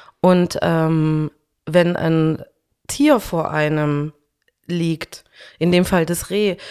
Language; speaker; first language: German; early bilingual, other home language; Hungarian